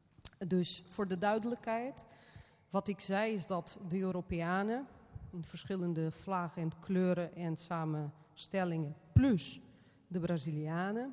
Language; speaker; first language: Dutch; non-native, fluent; Portuguese